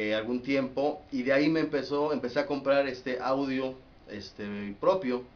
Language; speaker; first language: Spanish; native; Spanish